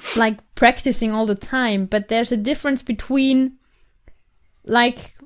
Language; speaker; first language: English; non-native, fluent; German